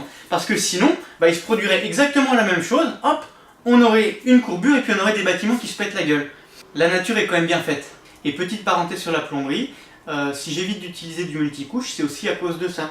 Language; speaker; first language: French; native; French